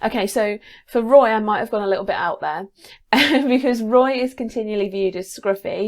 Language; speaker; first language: English; native; English